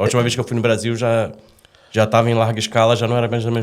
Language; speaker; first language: Portuguese; native; Portuguese